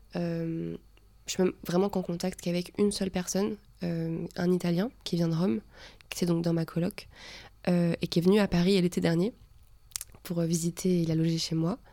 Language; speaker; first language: French; native; French